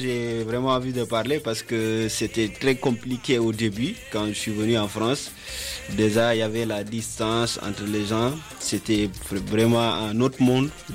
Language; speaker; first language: French; non-native, local second language; Wolof